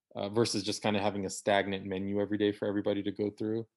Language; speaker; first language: English; native; English